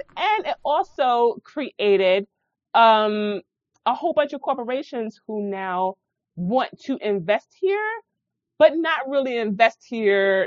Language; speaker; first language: English; native; English